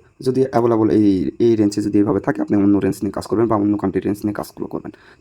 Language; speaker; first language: Bangla; native; Bangla